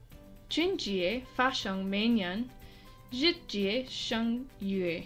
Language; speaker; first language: Chinese; non-native, learner; English